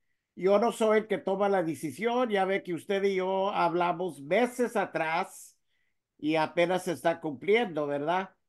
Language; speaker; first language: Spanish; early bilingual, heritage; Spanish